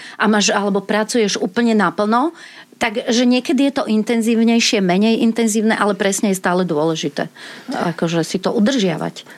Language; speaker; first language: Slovak; native; Slovak